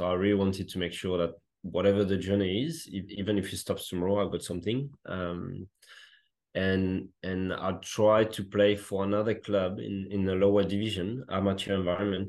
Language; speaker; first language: English; non-native, fluent; French